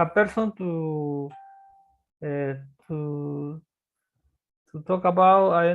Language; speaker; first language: English; non-native, learner; Spanish